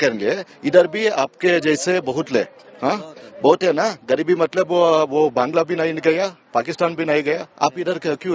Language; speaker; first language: Hindi; non-native, local second language; Kannada